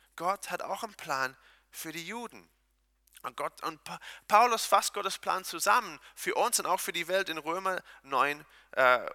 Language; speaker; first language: German; non-native, fluent; Hebrew